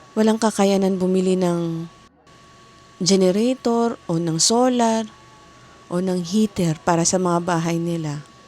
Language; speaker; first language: Filipino; native; Filipino